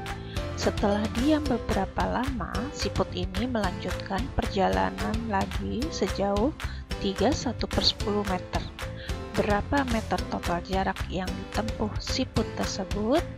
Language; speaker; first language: Indonesian; native; Indonesian